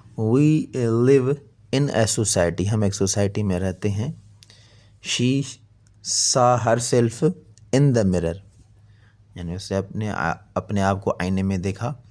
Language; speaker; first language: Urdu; non-native, local second language; Sindhi